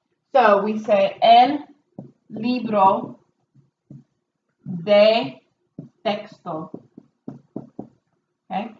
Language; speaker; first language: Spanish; non-native, fluent; English